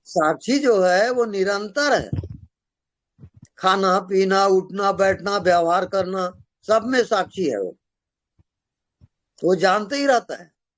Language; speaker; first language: Hindi; native; Hindi